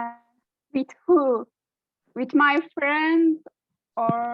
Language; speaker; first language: English; non-native, learner; Turkish